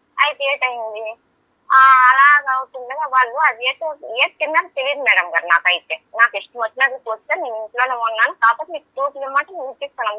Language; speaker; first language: Telugu; native; Telugu